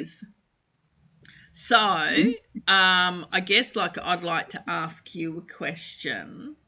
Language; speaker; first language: English; native; English